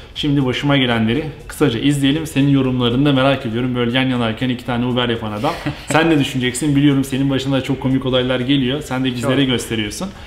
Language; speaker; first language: Turkish; native; Turkish